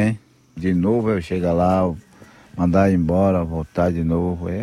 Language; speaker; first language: Portuguese; non-native, local second language; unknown